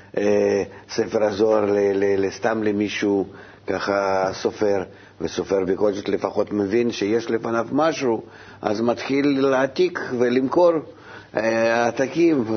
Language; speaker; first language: Hebrew; non-native, fluent; Russian